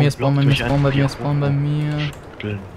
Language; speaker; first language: German; native; German